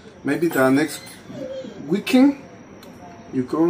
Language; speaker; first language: English; non-native, learner; Spanish